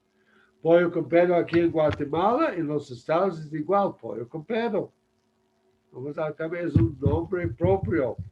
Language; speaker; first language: Spanish; non-native, learner; English